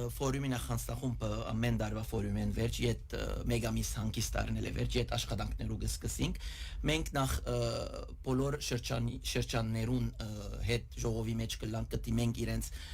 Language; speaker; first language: Armenian; native; Armenian